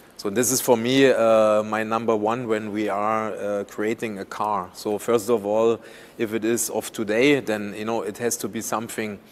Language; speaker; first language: English; non-native, fluent; German